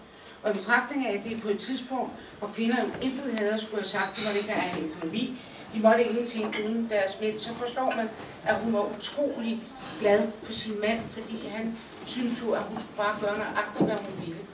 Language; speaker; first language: Danish; native; Danish